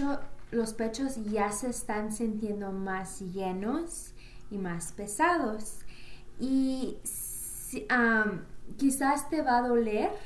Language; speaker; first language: Spanish; early bilingual, heritage; Spanish